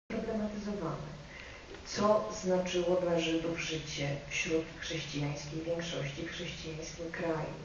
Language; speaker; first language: Polish; native; Polish